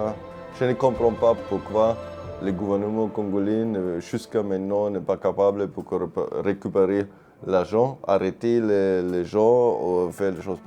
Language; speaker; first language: French; non-native, fluent; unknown